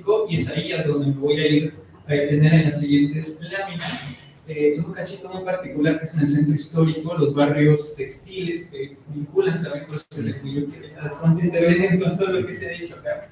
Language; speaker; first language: Spanish; native; Spanish